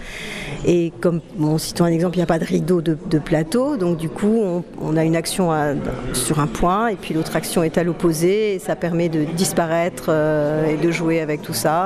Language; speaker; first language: French; native; French